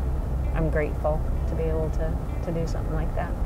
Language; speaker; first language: English; native; English